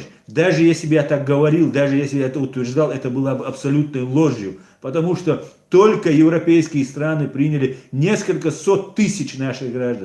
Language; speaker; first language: Russian; non-native, local second language; Chechen